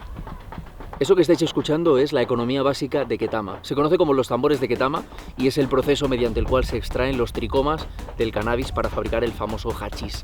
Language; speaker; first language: Spanish; native; Spanish